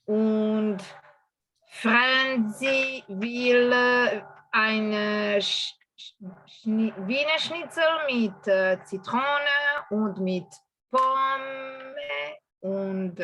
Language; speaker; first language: German; non-native, learner; Serbian